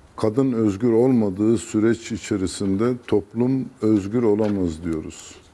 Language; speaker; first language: Turkish; non-native, local second language; Kurdish